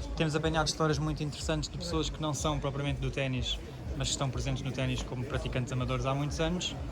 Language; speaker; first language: Portuguese; native; Portuguese